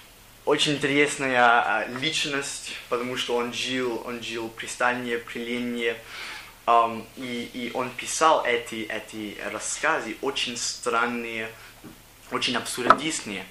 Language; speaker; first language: Russian; non-native, learner; English